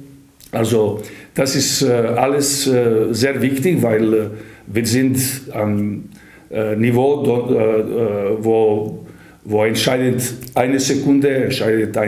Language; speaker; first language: German; non-native, fluent; Serbian